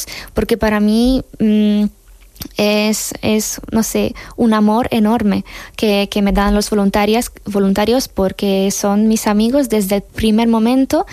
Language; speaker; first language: Spanish; non-native, fluent; Hungarian